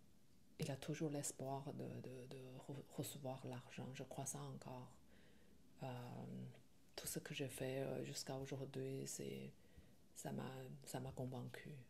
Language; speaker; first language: French; non-native, learner; Chinese